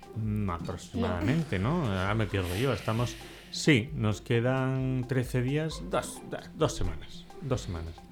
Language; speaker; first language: Spanish; native; Spanish